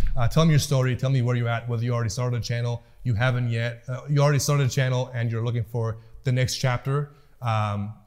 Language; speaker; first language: English; early bilingual, other home language; Persian